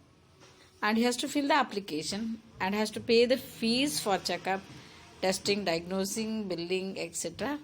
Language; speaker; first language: English; non-native, local second language; Kannada